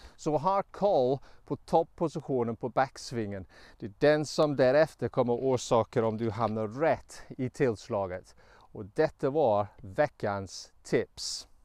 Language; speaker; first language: Swedish; non-native, fluent; English